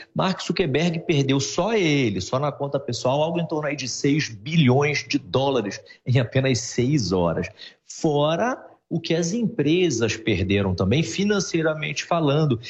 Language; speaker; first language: Portuguese; native; Portuguese